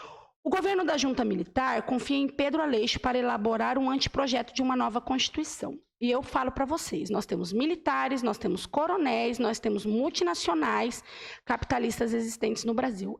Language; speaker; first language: Portuguese; native; Portuguese